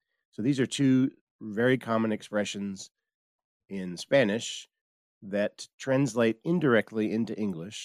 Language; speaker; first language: English; native; English